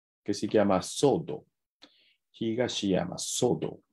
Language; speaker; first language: Italian; non-native, fluent; Japanese